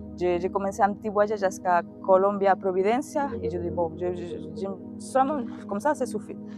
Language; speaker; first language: French; non-native, learner; Spanish